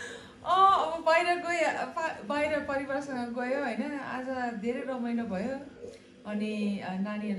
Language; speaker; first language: Nepali; non-native, learner; English